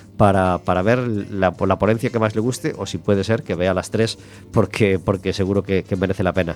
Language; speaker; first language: Spanish; native; Spanish